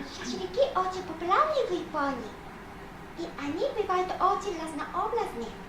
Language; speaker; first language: Russian; non-native, fluent; Japanese